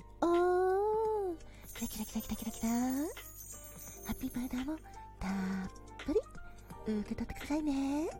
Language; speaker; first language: Japanese; native; Japanese